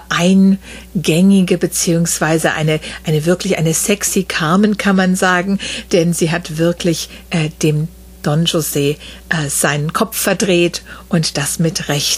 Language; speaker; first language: German; native; German